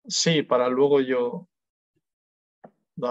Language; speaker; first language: Spanish; non-native, fluent; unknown